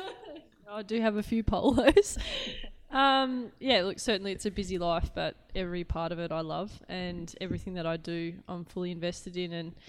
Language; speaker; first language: English; native; English